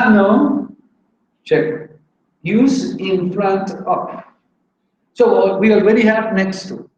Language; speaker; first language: English; non-native, fluent; Spanish